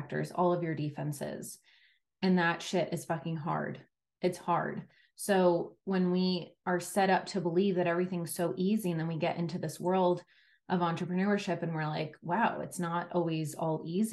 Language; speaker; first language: English; native; English